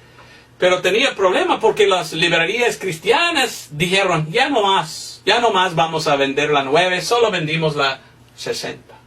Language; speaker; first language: Spanish; non-native, fluent; English